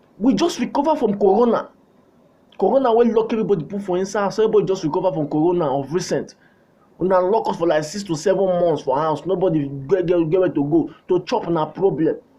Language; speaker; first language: Nigerian Pidgin; non-native, local second language; Yoruba